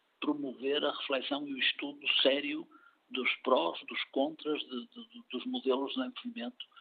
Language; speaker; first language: Portuguese; native; Portuguese